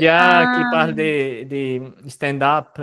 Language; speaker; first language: French; non-native, fluent; Portuguese